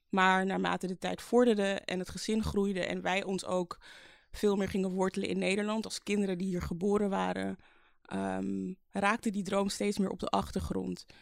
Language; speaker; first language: Dutch; early bilingual, other home language; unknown